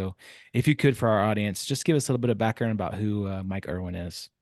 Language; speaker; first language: English; native; English